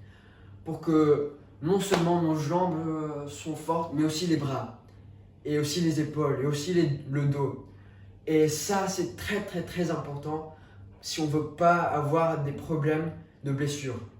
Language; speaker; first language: French; non-native, fluent; English